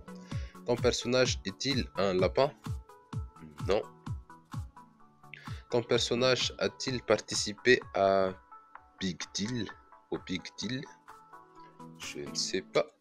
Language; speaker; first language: French; non-native, local second language; Malagasy